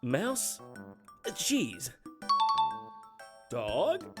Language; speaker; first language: English; native; English